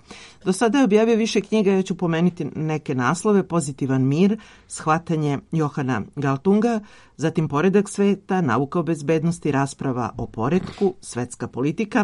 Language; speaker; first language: Serbian; native; Serbian